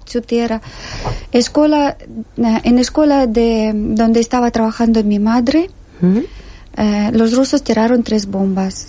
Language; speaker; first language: Spanish; non-native, learner; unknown